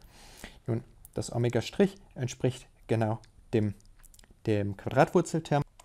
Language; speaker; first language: German; native; German